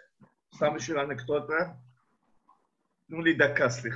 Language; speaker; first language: Hebrew; non-native, fluent; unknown